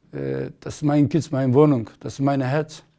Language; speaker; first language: German; non-native, learner; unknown